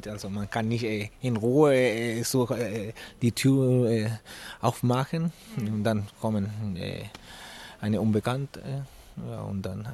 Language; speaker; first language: German; non-native, learner; Spanish